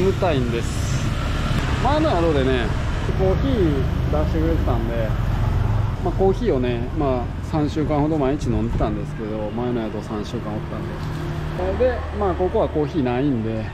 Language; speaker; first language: Japanese; native; Japanese